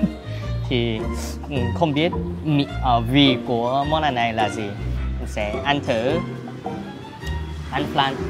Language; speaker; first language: Vietnamese; early bilingual, other home language; Korean